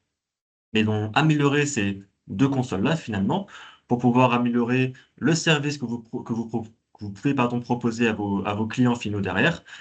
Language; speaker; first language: French; native; French